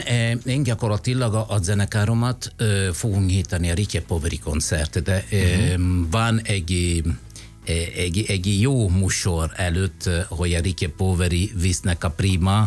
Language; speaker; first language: Hungarian; non-native, fluent; Italian